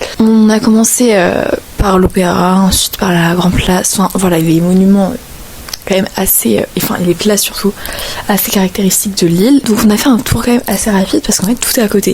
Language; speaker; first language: French; native; French